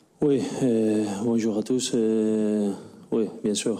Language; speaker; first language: French; non-native, learner; Spanish